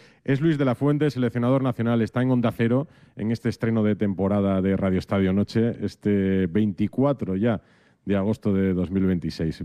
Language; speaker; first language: Spanish; native; Spanish